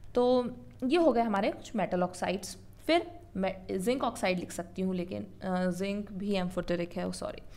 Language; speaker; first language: Hindi; native; Hindi